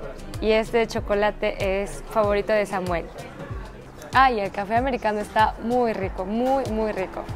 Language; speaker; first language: Spanish; non-native, fluent; Korean